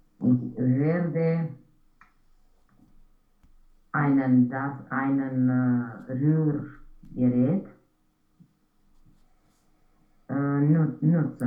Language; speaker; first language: German; non-native, learner; Romanian